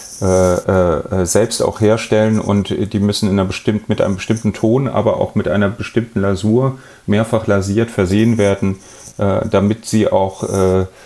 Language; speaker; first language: German; native; German